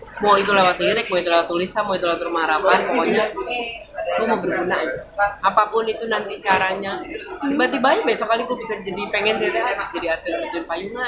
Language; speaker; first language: Indonesian; early bilingual, other home language; German